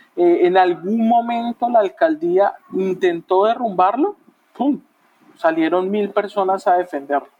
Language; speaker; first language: Spanish; native; Spanish